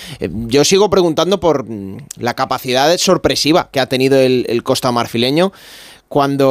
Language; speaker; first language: Spanish; native; Spanish